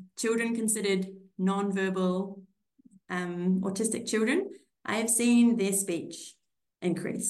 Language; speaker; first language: English; native; English